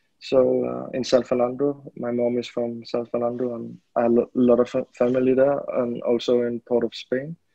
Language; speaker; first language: English; non-native, fluent; Danish